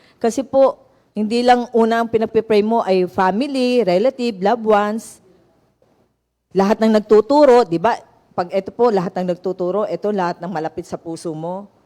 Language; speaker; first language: Filipino; native; Filipino